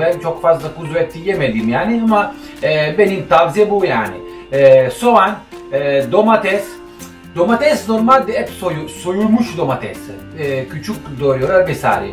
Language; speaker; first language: Turkish; non-native, fluent; Italian